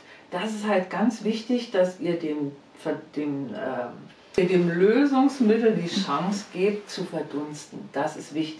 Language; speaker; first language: German; native; German